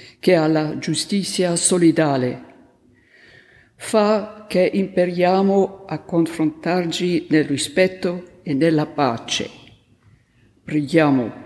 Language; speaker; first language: Italian; non-native, fluent; German